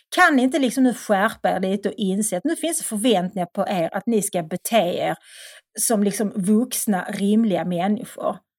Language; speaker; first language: Swedish; native; Swedish